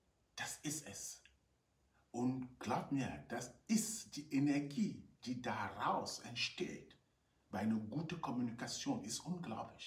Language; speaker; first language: German; non-native, fluent; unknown